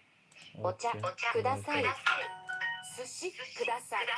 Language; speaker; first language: Japanese; non-native, learner; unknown